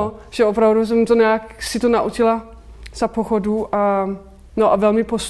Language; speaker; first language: Czech; non-native, fluent; Danish